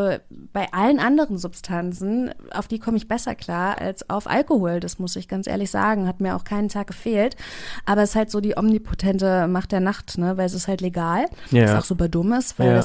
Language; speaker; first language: German; native; German